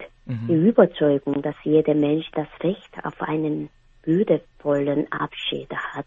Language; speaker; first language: German; non-native, fluent; Korean